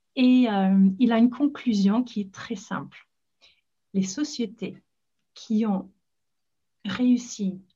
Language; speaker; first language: French; non-native, fluent; English